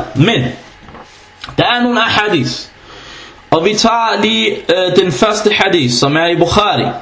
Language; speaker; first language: Danish; non-native, fluent; Arabic